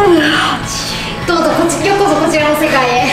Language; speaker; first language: Japanese; native; Japanese